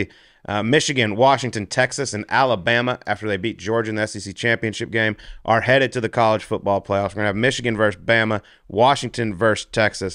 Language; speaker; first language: English; native; English